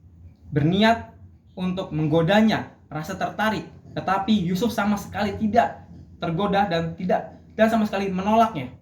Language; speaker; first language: Indonesian; native; Indonesian